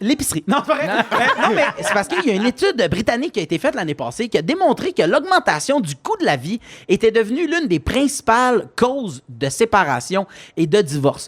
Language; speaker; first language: French; native; French